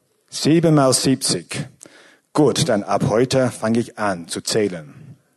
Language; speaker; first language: German; non-native, fluent; English